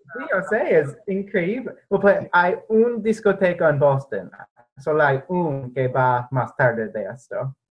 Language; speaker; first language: Spanish; non-native, fluent; English